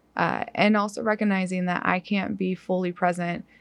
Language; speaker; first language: English; native; English